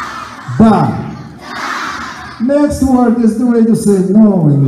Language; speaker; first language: English; non-native, fluent; Russian